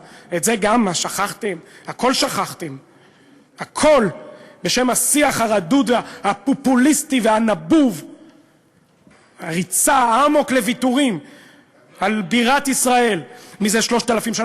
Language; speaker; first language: Hebrew; native; Hebrew